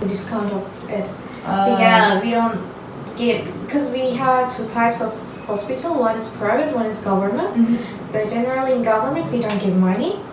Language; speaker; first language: English; non-native, learner; Turkish